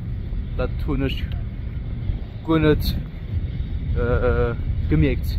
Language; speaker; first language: German; non-native, local second language; Luxembourgish